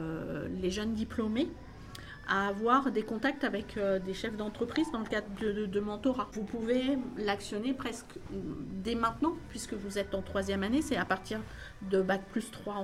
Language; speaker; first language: French; native; French